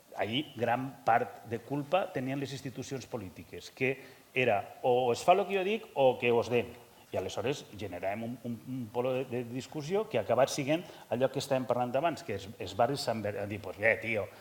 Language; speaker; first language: Catalan; native; Catalan